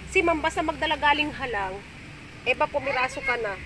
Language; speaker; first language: Filipino; native; Filipino